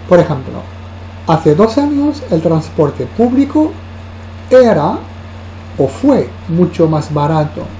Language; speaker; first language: Spanish; non-native, fluent; Arabic